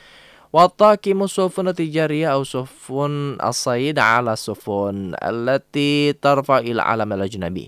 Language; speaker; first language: Arabic; non-native, fluent; Indonesian